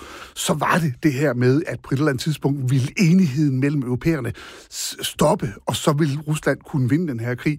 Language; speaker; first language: Danish; native; Danish